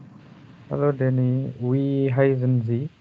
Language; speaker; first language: German; non-native, learner; Indonesian